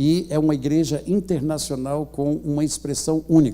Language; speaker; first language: Portuguese; native; Portuguese